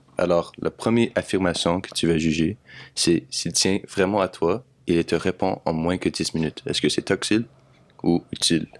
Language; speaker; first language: French; non-native, local second language; English